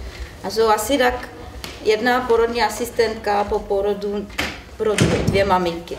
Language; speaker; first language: Czech; non-native, learner; German